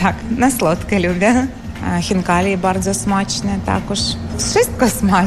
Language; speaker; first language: Polish; non-native, learner; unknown